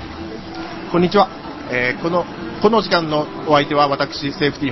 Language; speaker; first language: Japanese; native; Japanese